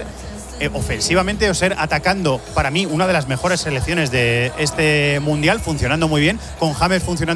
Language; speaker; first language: Spanish; native; Spanish